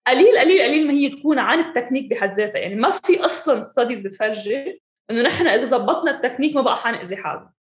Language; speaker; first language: Arabic; early bilingual, other home language; English